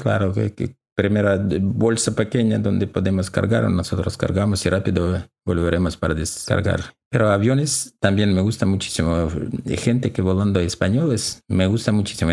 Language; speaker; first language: Spanish; non-native, learner; Russian